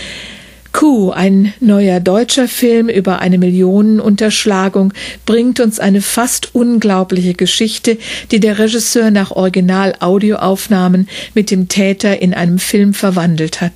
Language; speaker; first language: German; native; German